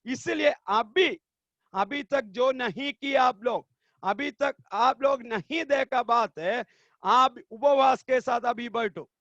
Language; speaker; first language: Hindi; non-native, local second language; Malayalam